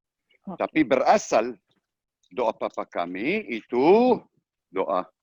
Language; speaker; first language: Indonesian; non-native, learner; Hebrew